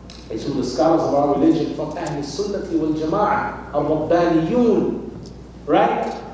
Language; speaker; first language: English; native; English